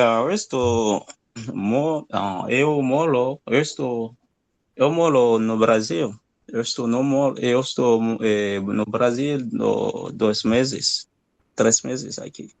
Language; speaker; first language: Portuguese; non-native, learner; Haitian Creole